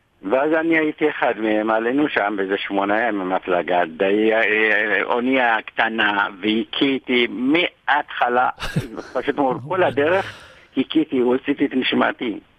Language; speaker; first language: Hebrew; non-native, fluent; Amharic